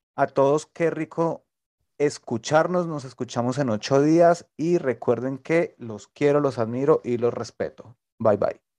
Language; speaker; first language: Spanish; native; Spanish